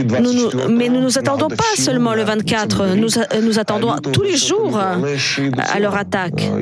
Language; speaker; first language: French; non-native, fluent; Ukrainian